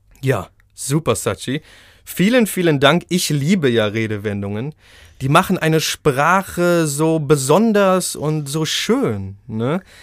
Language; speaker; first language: German; native; German